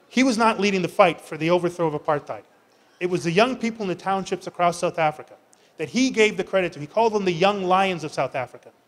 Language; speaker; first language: English; native; English